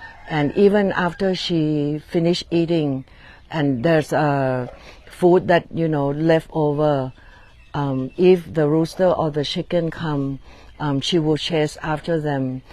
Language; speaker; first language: English; non-native, fluent; Thai